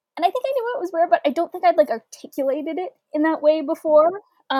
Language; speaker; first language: English; native; English